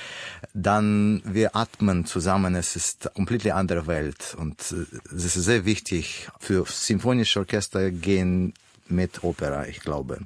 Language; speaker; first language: German; non-native, learner; Russian